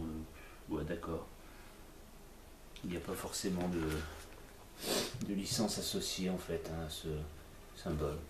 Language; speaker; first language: French; native; French